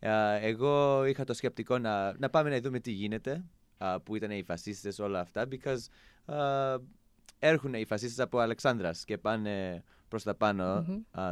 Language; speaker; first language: Greek; non-native, fluent; English